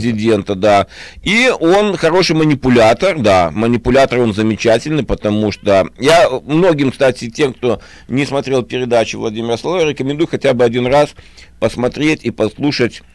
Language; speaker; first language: Russian; native; Russian